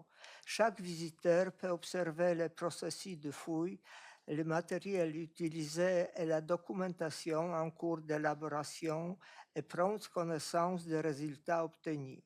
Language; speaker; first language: French; non-native, fluent; Polish